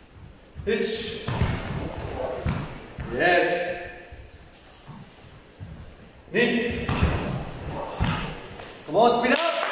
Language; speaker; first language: English; non-native, learner; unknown